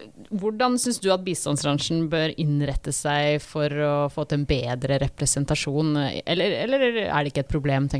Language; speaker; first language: Norwegian; native; Norwegian